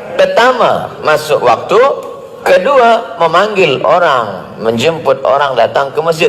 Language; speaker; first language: Malay; native; Malay